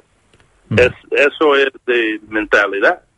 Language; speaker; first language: Spanish; non-native, learner; English